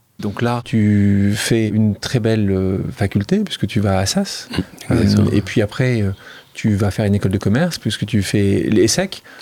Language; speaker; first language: French; native; French